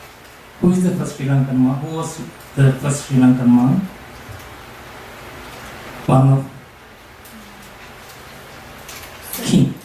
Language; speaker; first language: English; non-native, learner; Sinhala